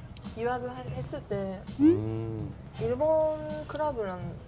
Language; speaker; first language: Korean; non-native, learner; Japanese